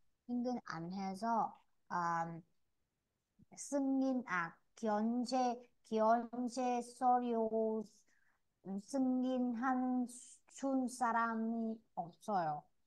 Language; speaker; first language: Korean; non-native, learner; Vietnamese